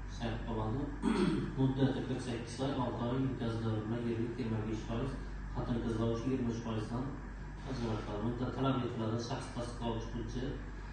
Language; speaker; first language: Uzbek; native; Uzbek